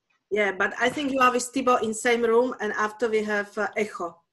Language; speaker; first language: English; non-native, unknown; Slovak